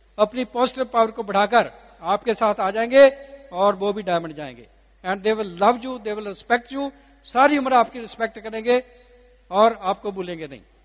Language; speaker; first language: Hindi; non-native, local second language; Punjabi